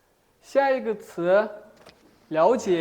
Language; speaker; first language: Chinese; non-native, fluent; Kyrgyz